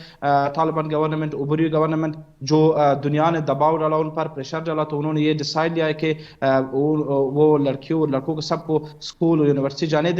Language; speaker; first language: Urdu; non-native, fluent; Persian